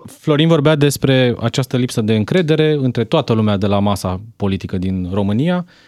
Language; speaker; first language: Romanian; native; Romanian